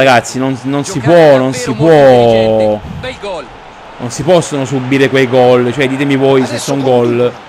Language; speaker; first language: Italian; native; Italian